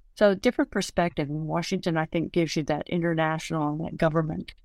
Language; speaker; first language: English; native; English